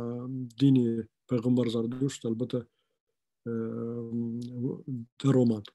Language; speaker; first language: Persian; non-native, local second language; Shughni